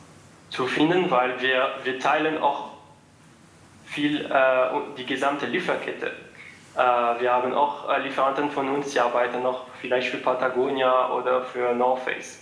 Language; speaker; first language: German; non-native, fluent; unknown